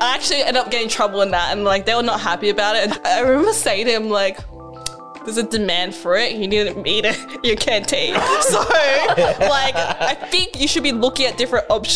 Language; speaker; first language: English; native; English